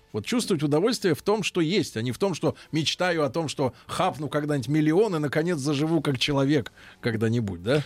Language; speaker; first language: Russian; native; Russian